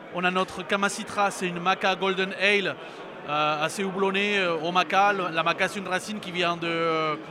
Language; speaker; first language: French; non-native, fluent; Spanish